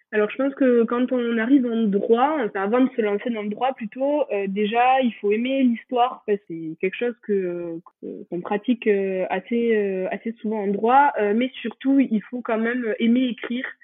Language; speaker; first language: French; native; French